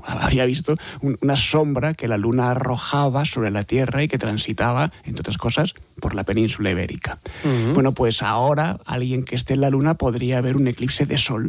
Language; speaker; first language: Spanish; native; Spanish